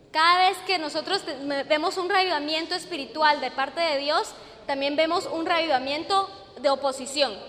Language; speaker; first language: Spanish; non-native, fluent; English